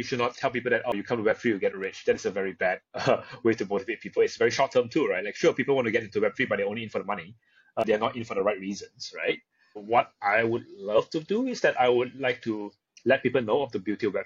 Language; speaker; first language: English; non-native, local second language; Chinese